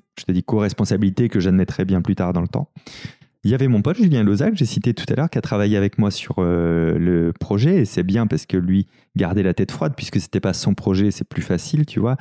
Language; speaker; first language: French; native; French